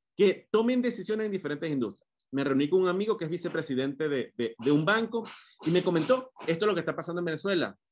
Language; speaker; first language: Spanish; native; Spanish